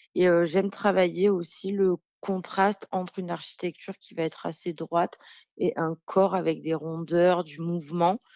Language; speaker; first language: French; native; French